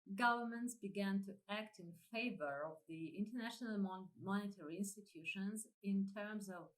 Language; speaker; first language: English; non-native, fluent; Ukrainian